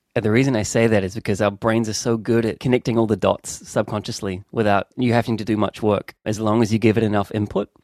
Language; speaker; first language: English; native; English